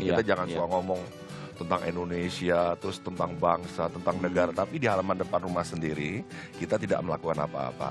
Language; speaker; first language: Malay; native; Malay